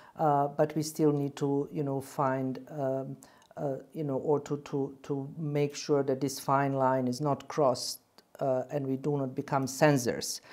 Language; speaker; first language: English; non-native, fluent; Bosnian